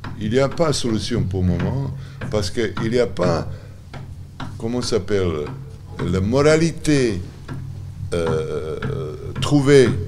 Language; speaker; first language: French; non-native, learner; Serbian